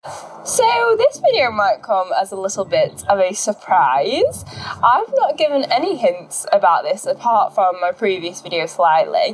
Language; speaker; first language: English; native; English